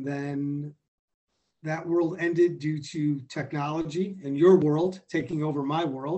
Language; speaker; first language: English; native; English